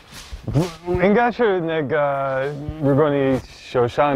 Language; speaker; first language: Chinese; non-native, fluent; English